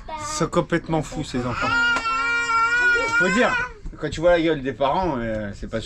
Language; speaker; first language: French; native; French